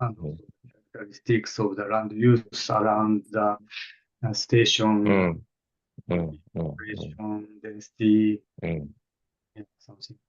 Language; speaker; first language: English; non-native, fluent; Japanese